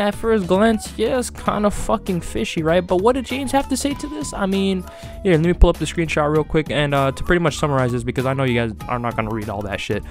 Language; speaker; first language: English; native; English